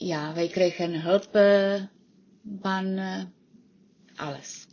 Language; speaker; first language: Dutch; non-native, learner; Czech